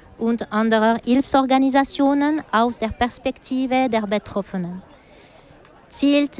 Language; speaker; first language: German; non-native, local second language; French